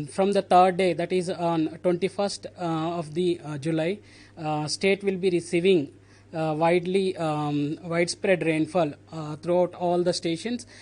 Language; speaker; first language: English; non-native, local second language; Telugu